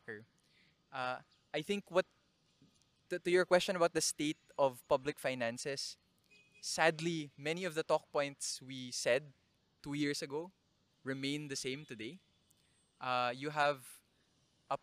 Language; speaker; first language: English; non-native, local second language; Bikol